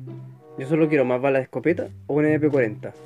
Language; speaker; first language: Spanish; native; Spanish